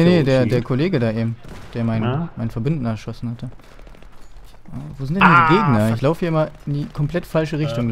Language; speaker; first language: German; native; German